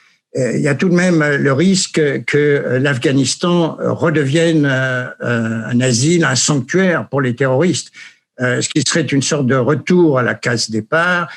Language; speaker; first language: French; native; French